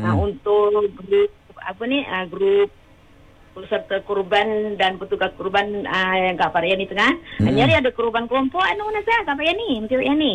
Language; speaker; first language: Malay; non-native, local second language; Javanese